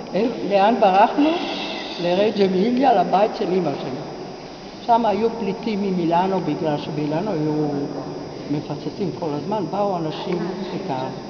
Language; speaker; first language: Hebrew; non-native, fluent; Italian